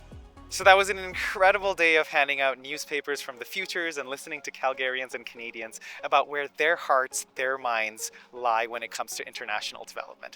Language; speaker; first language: English; native; English